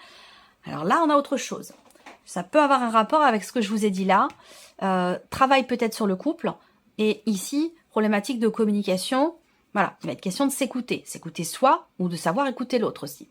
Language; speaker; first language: French; native; French